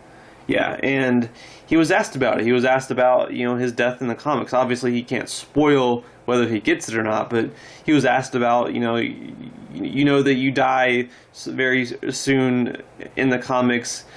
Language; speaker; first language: English; native; English